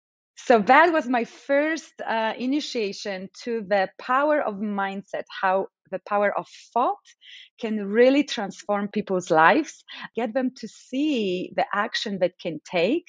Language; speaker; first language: English; non-native, fluent; Polish